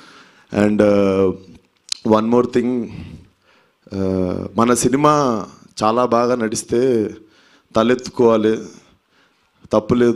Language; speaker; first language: Telugu; native; Telugu